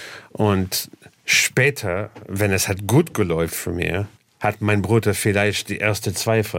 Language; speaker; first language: German; non-native, fluent; English